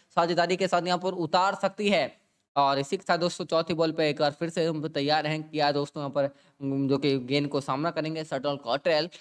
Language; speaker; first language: Hindi; native; Hindi